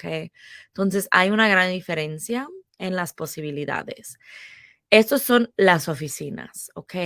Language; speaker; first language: Spanish; non-native, fluent; English